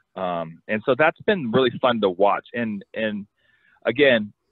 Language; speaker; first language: English; native; English